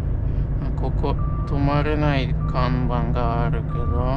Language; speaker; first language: Japanese; non-native, fluent; Polish